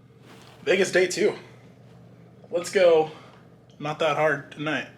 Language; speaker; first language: English; native; English